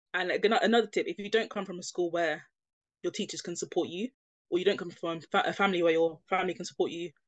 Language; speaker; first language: English; native; English